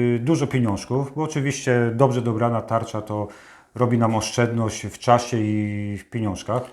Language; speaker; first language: Polish; native; Polish